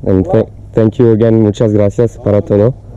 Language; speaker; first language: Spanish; non-native, learner; French